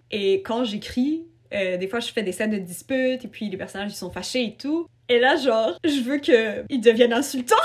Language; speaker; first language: French; early bilingual, other home language; Russian